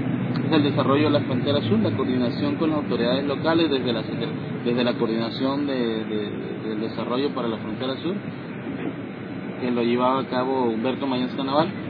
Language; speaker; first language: Spanish; native; Spanish